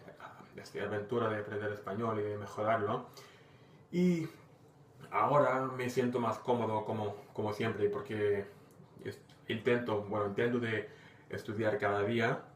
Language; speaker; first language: Spanish; non-native, fluent; English